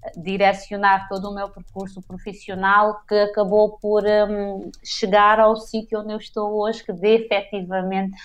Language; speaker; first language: Portuguese; non-native, local second language; Kabuverdianu